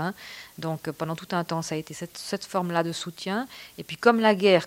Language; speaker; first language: French; native; French